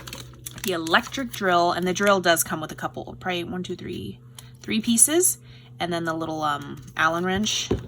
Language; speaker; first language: English; native; English